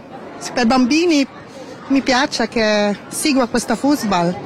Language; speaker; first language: Italian; non-native, local second language; German